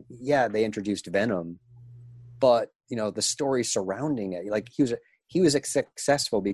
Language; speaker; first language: English; native; English